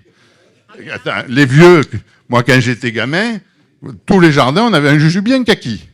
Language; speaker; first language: French; native; French